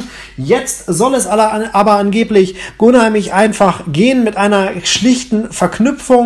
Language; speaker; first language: German; native; German